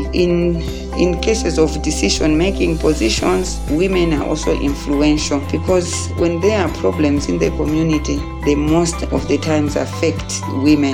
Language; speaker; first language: English; non-native, local second language; Nyanja